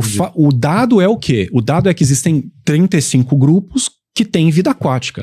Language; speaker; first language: Portuguese; native; Portuguese